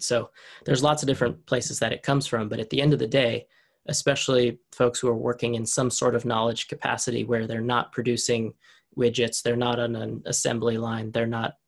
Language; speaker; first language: English; native; English